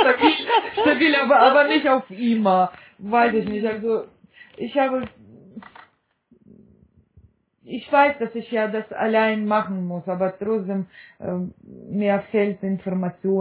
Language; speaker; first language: German; non-native, fluent; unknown